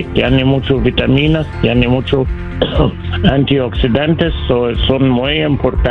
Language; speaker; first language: Spanish; non-native, learner; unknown